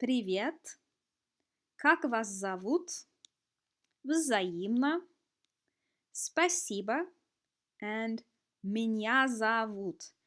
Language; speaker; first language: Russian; non-native, fluent; English